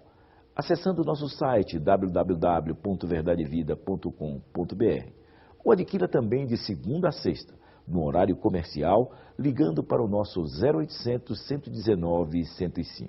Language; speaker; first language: Portuguese; native; Portuguese